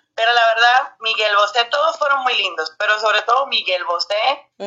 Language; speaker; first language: Spanish; native; Spanish